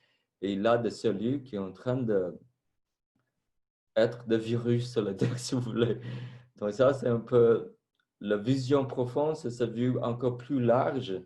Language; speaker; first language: French; non-native, fluent; Vietnamese